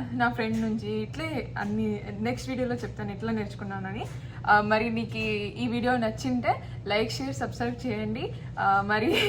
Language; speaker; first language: Telugu; non-native, local second language; Kannada